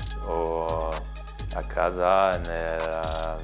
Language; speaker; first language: Italian; non-native, learner; French